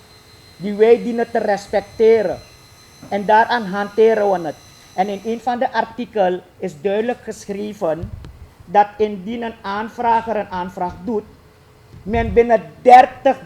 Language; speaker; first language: Dutch; native; Dutch